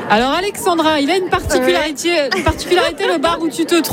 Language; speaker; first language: French; native; French